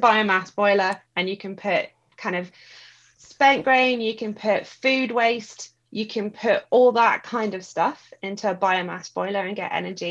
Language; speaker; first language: English; native; English